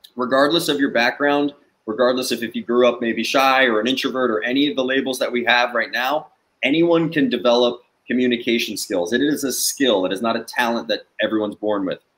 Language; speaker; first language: English; native; English